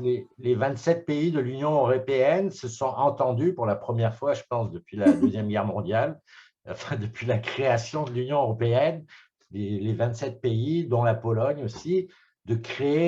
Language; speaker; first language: French; native; French